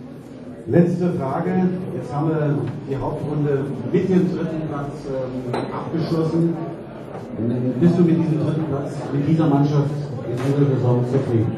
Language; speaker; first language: German; native; German